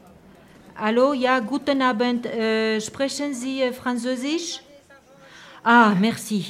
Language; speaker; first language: German; non-native, learner; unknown